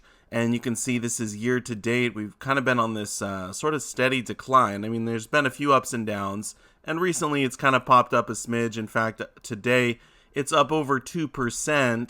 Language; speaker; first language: English; native; English